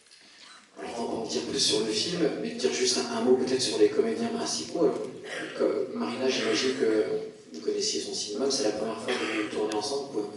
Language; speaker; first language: French; native; French